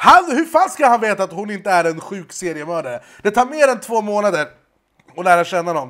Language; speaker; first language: Swedish; native; Swedish